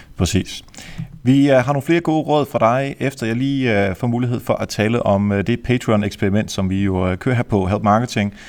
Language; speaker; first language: Danish; native; Danish